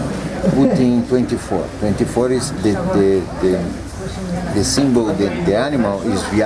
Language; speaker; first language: English; non-native, learner; Portuguese